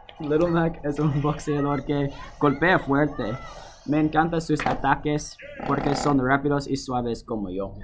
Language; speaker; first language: Spanish; non-native, learner; English